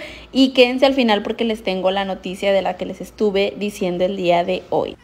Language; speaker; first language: Spanish; native; Spanish